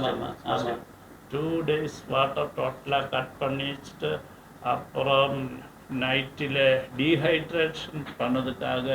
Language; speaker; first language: Tamil; non-native, learner; Malayalam